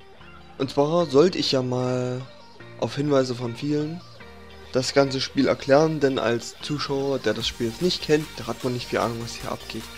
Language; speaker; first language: German; native; German